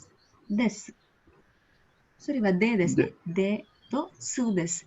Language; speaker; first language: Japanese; non-native, fluent; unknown